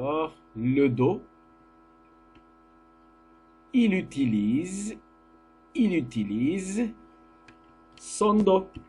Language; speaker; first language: French; non-native, fluent; Turkish